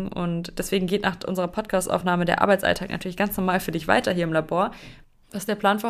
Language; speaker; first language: German; native; German